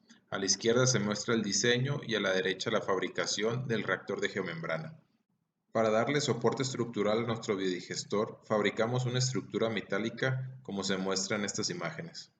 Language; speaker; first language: Spanish; native; Spanish